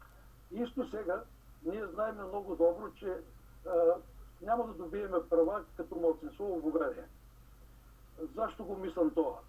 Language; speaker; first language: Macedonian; early bilingual, heritage; Macedonian